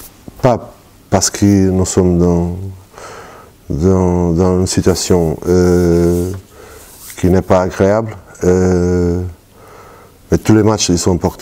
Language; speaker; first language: French; non-native, fluent; Portuguese